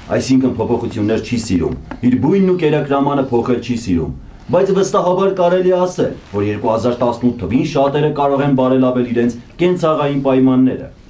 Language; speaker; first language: Armenian; native; Armenian